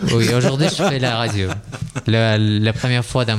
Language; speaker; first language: French; non-native, learner; Russian